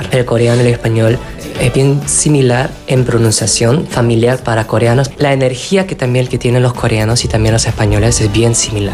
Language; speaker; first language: Spanish; non-native, fluent; Korean